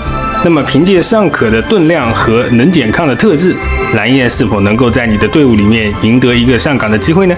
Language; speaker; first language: Chinese; native; Chinese